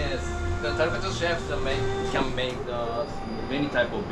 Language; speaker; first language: English; non-native, learner; Japanese